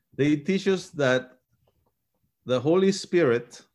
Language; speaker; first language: English; early bilingual, other home language; Spanish